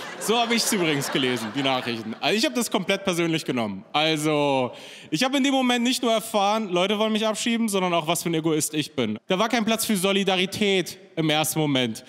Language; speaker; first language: German; early bilingual, other home language; Persian